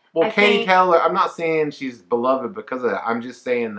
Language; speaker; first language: English; native; English